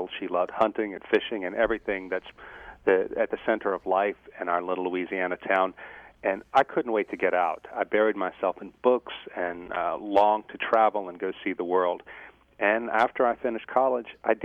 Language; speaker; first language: English; native; English